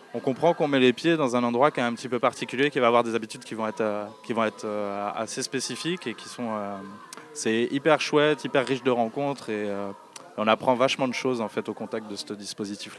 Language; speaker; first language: French; native; French